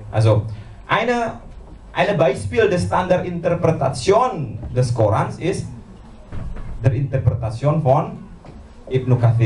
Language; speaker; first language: German; non-native, learner; Indonesian